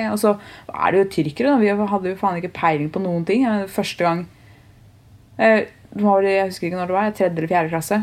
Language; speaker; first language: Norwegian; early bilingual, other home language; Turkish